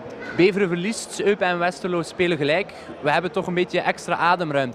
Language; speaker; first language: Dutch; native; Dutch